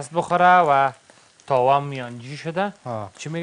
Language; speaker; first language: Persian; native; Persian